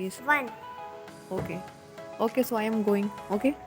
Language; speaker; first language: English; non-native, local second language; Hindi